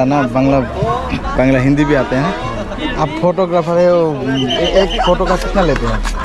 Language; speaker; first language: Hindi; non-native, local second language; Assamese